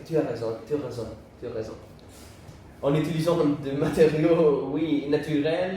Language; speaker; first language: French; non-native, learner; Italian